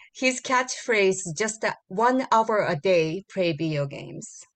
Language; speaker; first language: English; non-native, learner; Japanese